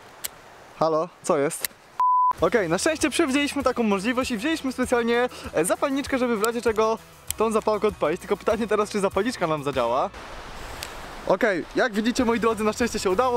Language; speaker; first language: Polish; native; Polish